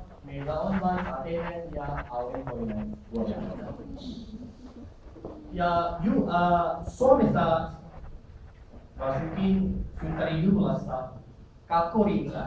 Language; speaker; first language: Finnish; non-native, learner; Filipino